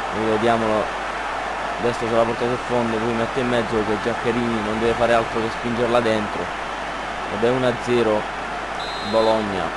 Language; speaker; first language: Italian; native; Italian